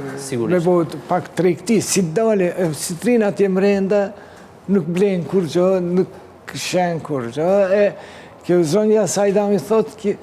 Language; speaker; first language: Albanian; early bilingual, heritage; Turkish